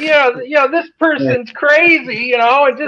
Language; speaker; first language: English; native; English